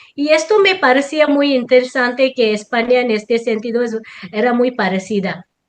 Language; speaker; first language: Spanish; non-native, fluent; Tamil